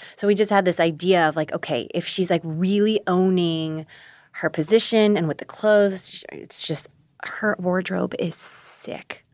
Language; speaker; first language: English; early bilingual, other home language; Korean